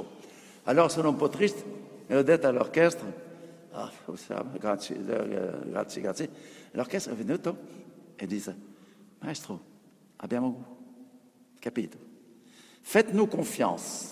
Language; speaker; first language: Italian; non-native, fluent; French